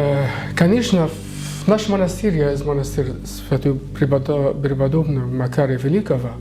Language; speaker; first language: Russian; non-native, learner; Arabic